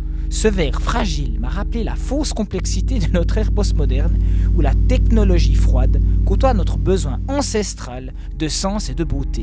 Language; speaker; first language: French; native; French